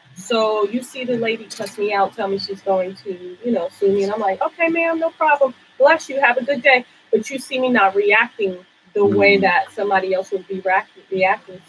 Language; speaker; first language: English; native; English